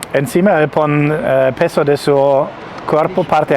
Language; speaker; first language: Spanish; non-native, learner; German